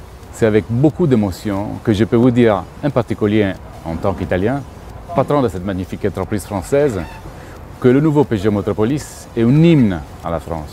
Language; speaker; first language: French; native; French